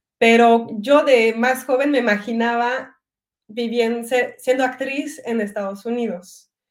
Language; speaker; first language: Spanish; non-native, fluent; French